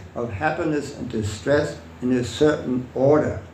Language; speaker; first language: English; non-native, fluent; German